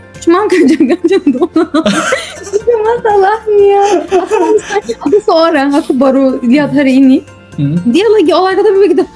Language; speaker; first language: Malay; non-native, fluent; Turkish